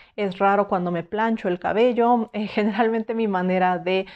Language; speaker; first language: Spanish; native; Spanish